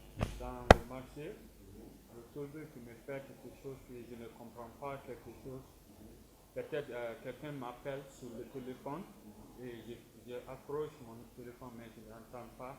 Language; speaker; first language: French; non-native, learner; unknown